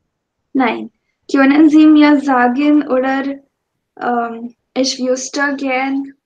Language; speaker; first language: German; non-native, fluent; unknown